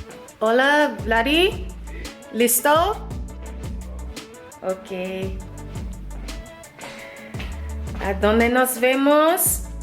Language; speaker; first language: Spanish; non-native, learner; English